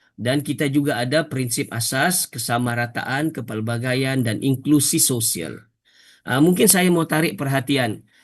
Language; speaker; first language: Malay; native; Malay